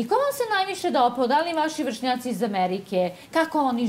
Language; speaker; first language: Serbian; native; Serbian